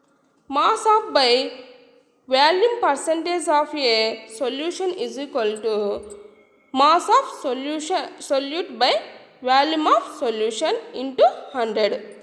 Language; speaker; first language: English; non-native, local second language; Telugu